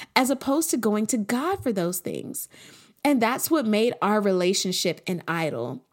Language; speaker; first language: English; native; English